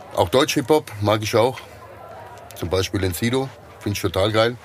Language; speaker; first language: German; native; German